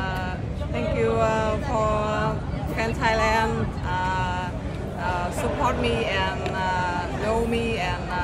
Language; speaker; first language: English; non-native, learner; Vietnamese